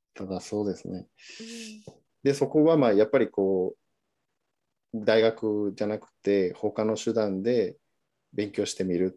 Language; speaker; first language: Japanese; non-native, fluent; Spanish